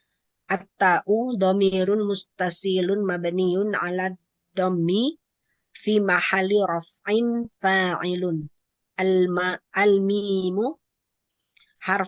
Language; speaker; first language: Arabic; non-native, learner; Indonesian